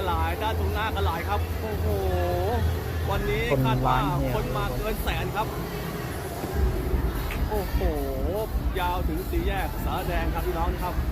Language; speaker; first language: Thai; native; Thai